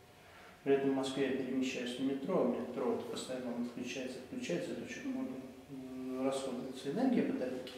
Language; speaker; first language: Russian; native; Russian